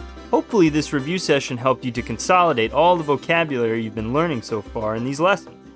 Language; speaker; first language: English; native; English